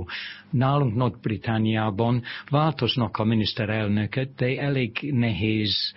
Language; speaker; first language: Hungarian; non-native, fluent; English